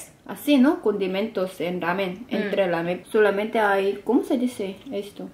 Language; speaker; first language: Spanish; non-native, fluent; Korean